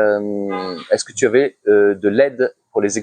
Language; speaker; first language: French; native; French